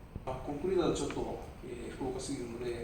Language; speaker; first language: Japanese; native; Japanese